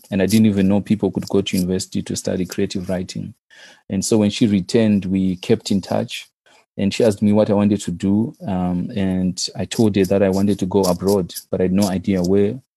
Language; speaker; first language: English; non-native, local second language; Shona